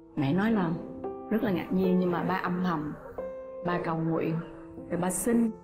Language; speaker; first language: Vietnamese; native; Vietnamese